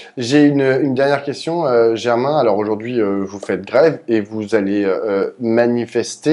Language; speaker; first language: French; native; French